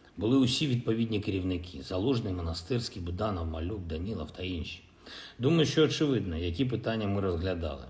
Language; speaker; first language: Ukrainian; non-native, local second language; Russian